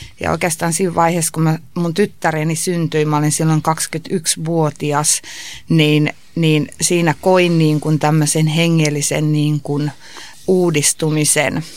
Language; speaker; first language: Finnish; native; Finnish